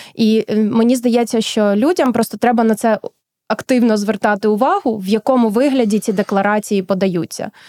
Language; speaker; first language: Ukrainian; early bilingual, heritage; Ukrainian